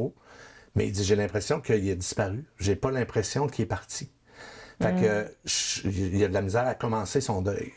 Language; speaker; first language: French; native; French